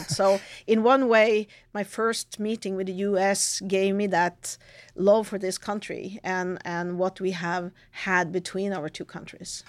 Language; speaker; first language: English; non-native, fluent; Norwegian